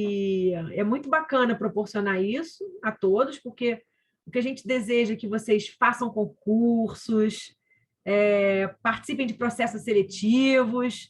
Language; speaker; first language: Portuguese; native; Portuguese